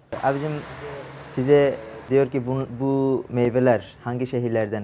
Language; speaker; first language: Turkish; non-native, fluent; Bangla